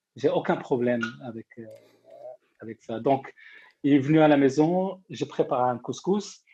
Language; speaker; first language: French; non-native, local second language; Arabic